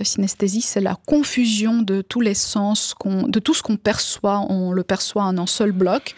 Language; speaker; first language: French; non-native, fluent; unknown